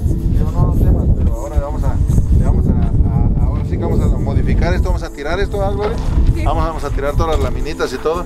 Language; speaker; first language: Spanish; native; Spanish